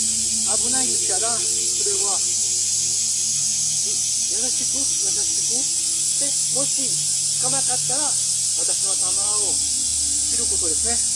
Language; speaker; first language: Japanese; non-native, fluent; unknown